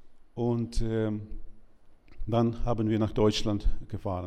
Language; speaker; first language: German; non-native, learner; Ukrainian